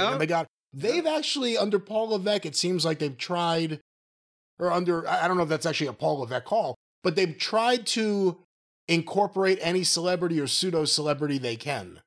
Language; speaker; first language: English; native; English